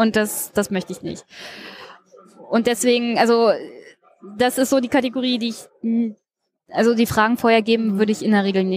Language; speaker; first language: German; native; German